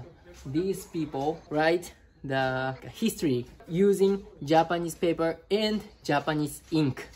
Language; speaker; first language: English; non-native, learner; Japanese